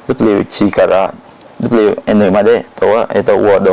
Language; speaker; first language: Japanese; non-native, learner; Thai